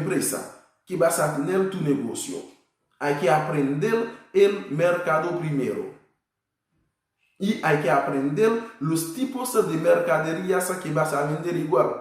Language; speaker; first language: Spanish; non-native, fluent; Haitian Creole